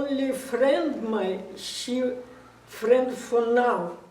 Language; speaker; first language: English; non-native, learner; Russian